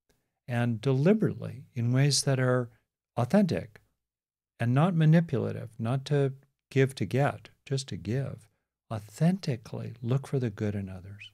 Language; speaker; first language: English; native; English